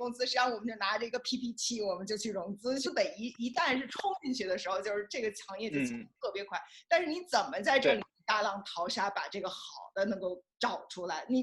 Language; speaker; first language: Chinese; native; Chinese